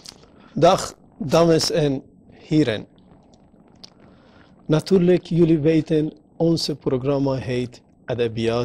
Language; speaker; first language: Dutch; non-native, learner; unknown